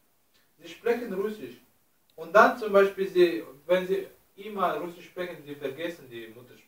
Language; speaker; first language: German; non-native, learner; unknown